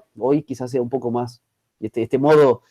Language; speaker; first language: Spanish; native; Spanish